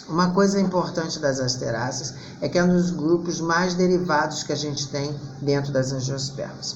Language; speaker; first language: Portuguese; native; Portuguese